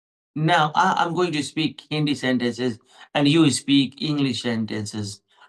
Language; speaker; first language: English; non-native, local second language; Hindi